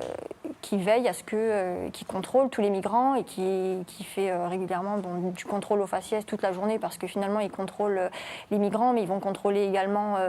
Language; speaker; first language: French; native; French